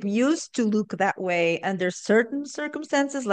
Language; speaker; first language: English; non-native, fluent; Portuguese